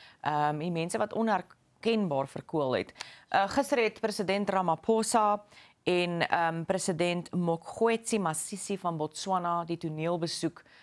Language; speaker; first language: Afrikaans; native; Afrikaans